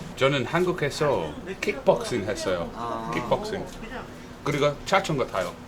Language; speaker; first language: Korean; non-native, learner; English